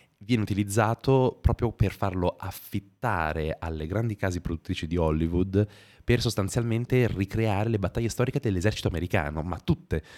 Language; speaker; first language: Italian; native; Italian